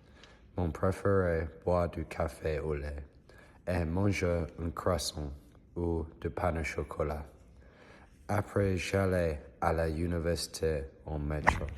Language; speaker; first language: French; non-native, learner; English